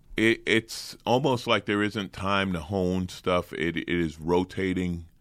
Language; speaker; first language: English; native; English